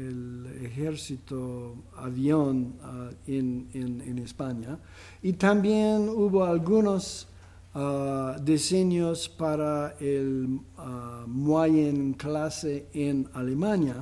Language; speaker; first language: Spanish; non-native, fluent; English